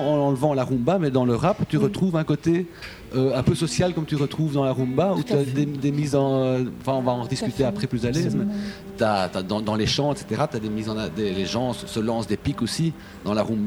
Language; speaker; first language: French; native; French